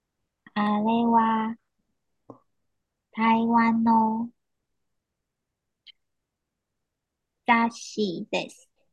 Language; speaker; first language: Japanese; non-native, learner; Chinese